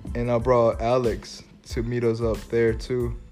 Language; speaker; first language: English; early bilingual, other home language; Spanish